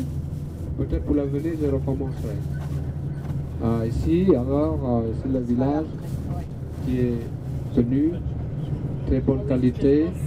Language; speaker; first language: French; non-native, learner; Balinese